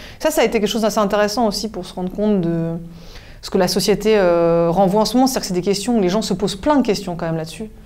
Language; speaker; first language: French; native; French